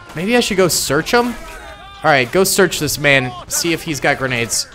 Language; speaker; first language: English; native; English